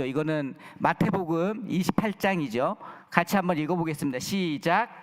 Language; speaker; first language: Korean; native; Korean